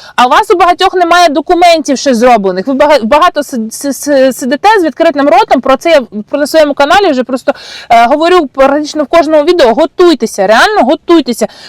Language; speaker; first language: Ukrainian; non-native, local second language; Russian